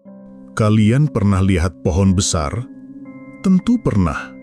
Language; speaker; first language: Indonesian; native; Indonesian